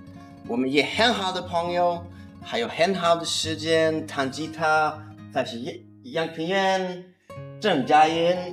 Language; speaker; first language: Chinese; non-native, learner; Swedish